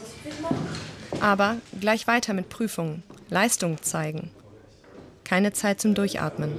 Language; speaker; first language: German; native; German